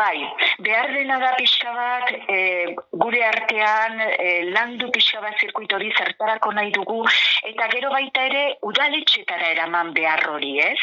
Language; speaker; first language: Basque; native; Basque